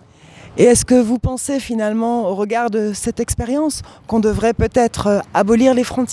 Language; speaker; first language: French; native; French